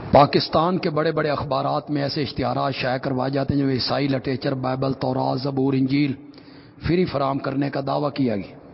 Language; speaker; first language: Urdu; non-native, local second language; Punjabi